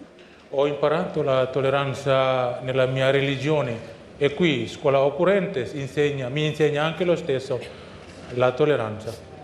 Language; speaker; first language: Italian; non-native, learner; Indonesian